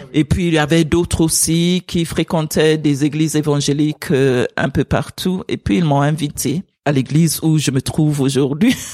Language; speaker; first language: French; non-native, fluent; English